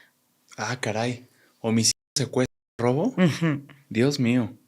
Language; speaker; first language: Spanish; native; Spanish